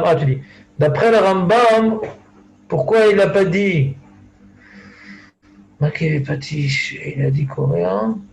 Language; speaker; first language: French; native; French